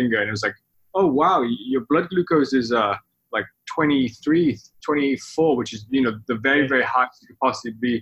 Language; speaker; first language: English; native; English